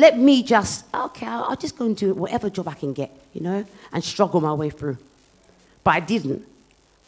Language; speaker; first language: English; native; English